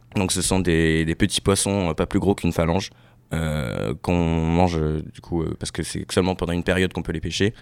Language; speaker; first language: French; native; French